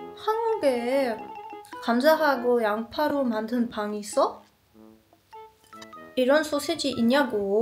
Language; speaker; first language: Korean; non-native, learner; German